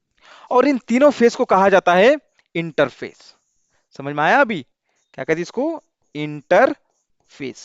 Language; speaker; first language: Hindi; non-native, local second language; Marathi